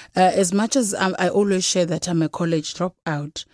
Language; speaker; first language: English; non-native, local second language; Xhosa